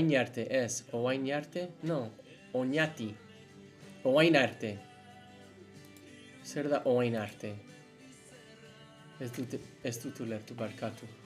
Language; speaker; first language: Basque; non-native, learner; English